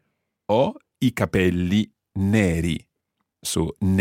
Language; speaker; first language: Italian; non-native, fluent; English